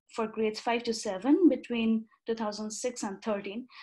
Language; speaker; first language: English; non-native, local second language; Bangla